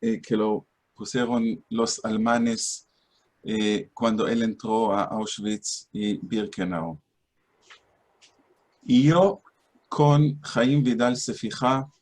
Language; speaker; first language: Spanish; non-native, fluent; Hebrew